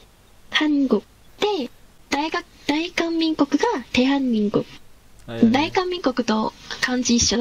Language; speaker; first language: Japanese; non-native, fluent; Korean